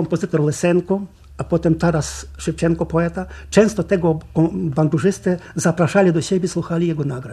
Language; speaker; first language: Polish; non-native, local second language; Ukrainian